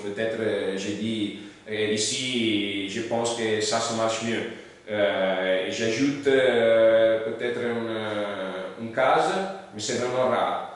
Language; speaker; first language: French; non-native, learner; Italian